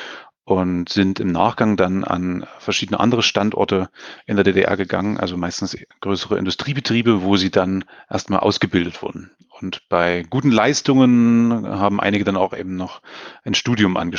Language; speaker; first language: German; native; German